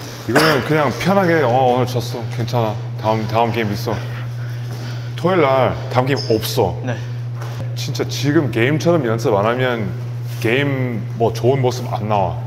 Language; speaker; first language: Korean; non-native, learner; English